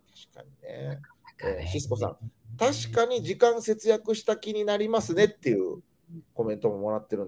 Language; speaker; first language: Japanese; native; Japanese